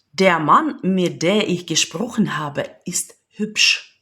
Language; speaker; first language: German; non-native, fluent; Ukrainian